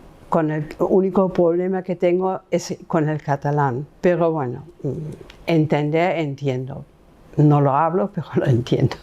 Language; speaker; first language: Spanish; non-native, fluent; German